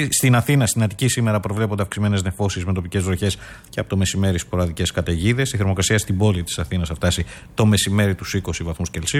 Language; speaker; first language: Greek; native; Greek